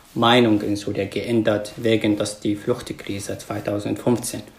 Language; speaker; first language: German; non-native, fluent; Arabic